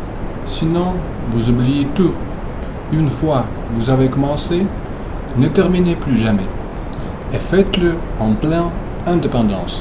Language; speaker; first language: French; non-native, fluent; Russian